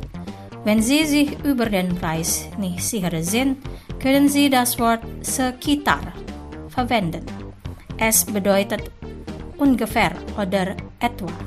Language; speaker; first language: German; non-native, fluent; Indonesian